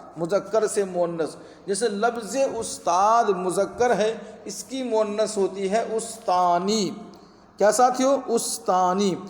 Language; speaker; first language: Urdu; native; Urdu